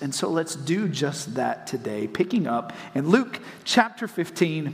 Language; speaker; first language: English; native; English